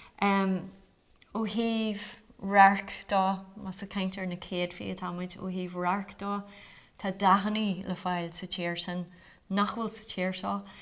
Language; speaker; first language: Irish; native; Irish